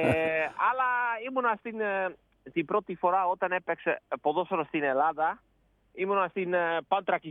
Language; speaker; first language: Greek; non-native, learner; Dutch